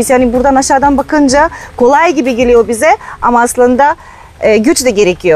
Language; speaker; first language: Turkish; non-native, fluent; Bulgarian